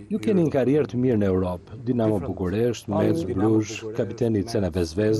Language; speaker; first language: Albanian; native; Albanian